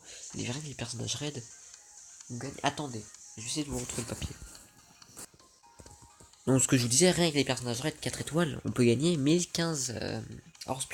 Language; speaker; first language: French; native; French